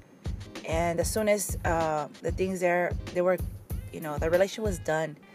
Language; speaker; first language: English; non-native, fluent; Spanish